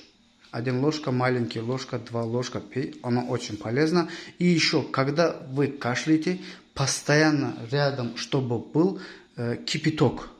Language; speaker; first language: Russian; non-native, fluent; Azerbaijani